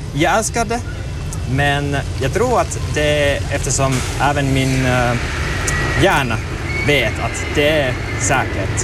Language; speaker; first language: Swedish; non-native, learner; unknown